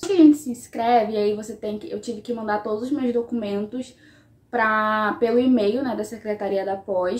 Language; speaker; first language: Portuguese; native; Portuguese